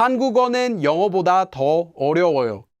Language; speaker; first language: Korean; non-native, fluent; English